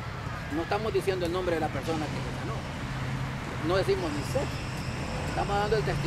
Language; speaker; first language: Spanish; native; Spanish